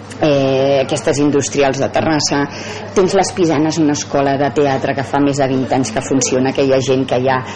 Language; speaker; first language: Catalan; native; Catalan